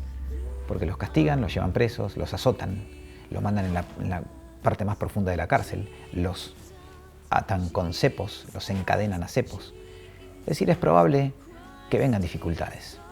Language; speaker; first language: Spanish; native; Spanish